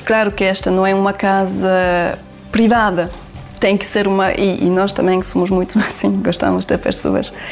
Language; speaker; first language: Portuguese; non-native, learner; French